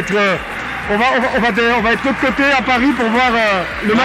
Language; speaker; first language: French; native; French